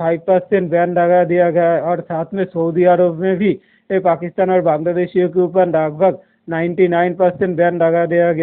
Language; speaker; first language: Hindi; non-native, local second language; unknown